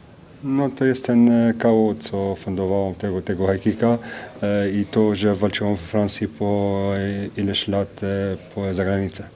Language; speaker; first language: Polish; non-native, fluent; French